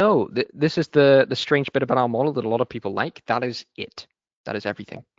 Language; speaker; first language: English; native; English